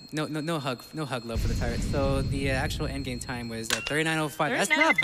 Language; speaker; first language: English; native; English